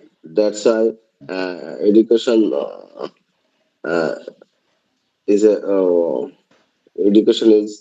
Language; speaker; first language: English; non-native, learner; Bangla